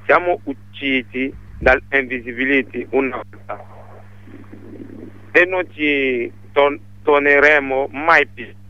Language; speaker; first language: Italian; non-native, learner; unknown